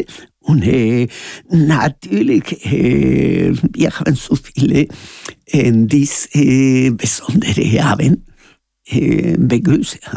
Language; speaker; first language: German; non-native, learner; Spanish